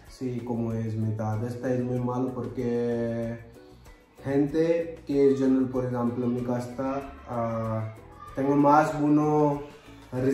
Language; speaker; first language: Spanish; non-native, learner; Hindi